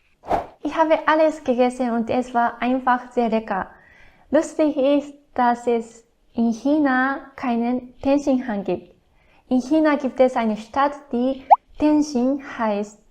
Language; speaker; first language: German; non-native, fluent; Japanese